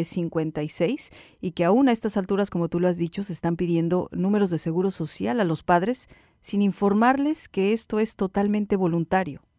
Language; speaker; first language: Spanish; native; Spanish